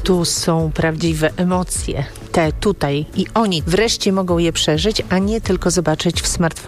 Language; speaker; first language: Polish; native; Polish